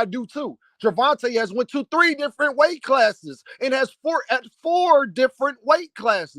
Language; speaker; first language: English; native; English